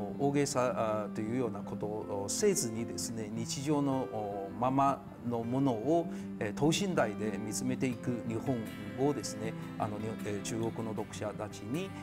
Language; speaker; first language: Japanese; non-native, fluent; Chinese